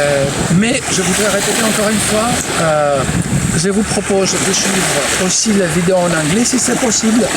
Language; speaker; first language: French; non-native, fluent; Greek